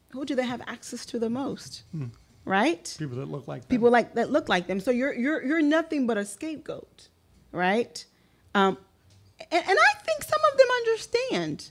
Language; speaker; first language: English; early bilingual, other home language; Haitian Creole